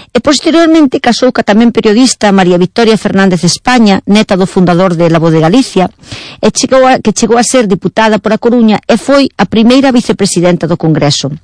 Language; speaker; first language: Galician; non-native, local second language; Spanish